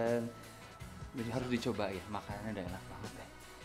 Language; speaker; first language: Indonesian; native; Indonesian